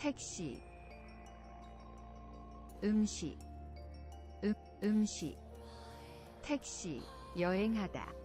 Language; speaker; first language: Korean; non-native, learner; English